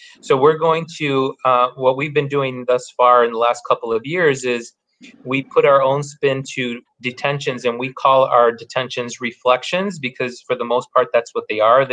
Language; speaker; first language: English; early bilingual, other home language; Spanish